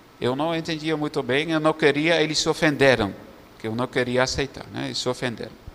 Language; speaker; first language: Portuguese; non-native, fluent; Dutch